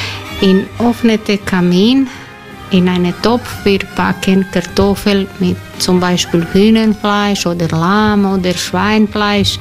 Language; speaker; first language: German; non-native, learner; Croatian